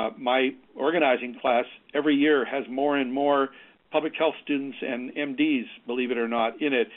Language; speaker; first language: English; native; English